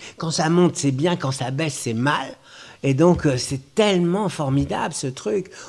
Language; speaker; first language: French; native; French